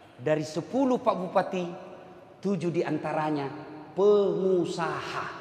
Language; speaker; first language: Indonesian; non-native, local second language; Buginese